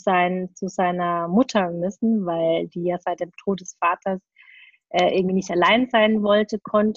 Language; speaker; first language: German; native; German